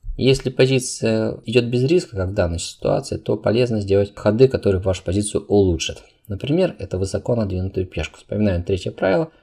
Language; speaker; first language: Russian; non-native, local second language; Uzbek